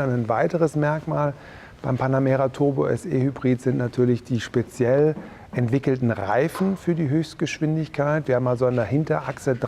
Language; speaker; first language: German; native; German